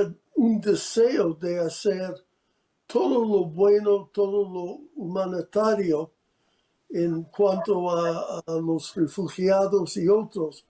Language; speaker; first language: Spanish; non-native, fluent; English